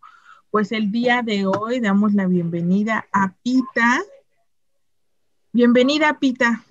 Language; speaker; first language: Spanish; native; Spanish